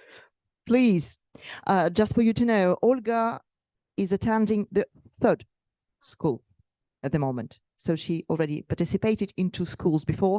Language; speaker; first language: English; non-native, fluent; Russian